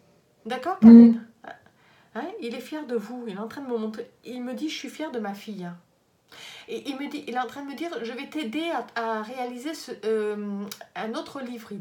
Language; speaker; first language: French; native; French